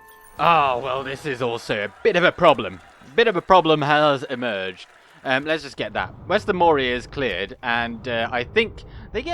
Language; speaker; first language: English; native; English